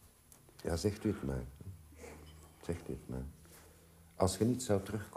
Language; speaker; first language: Dutch; native; Dutch